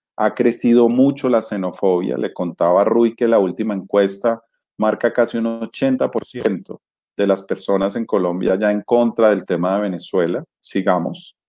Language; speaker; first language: Spanish; native; Spanish